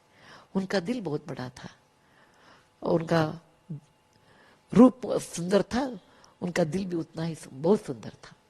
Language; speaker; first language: Hindi; non-native, local second language; Kannada